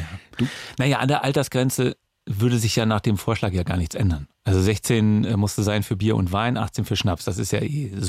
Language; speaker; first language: German; native; German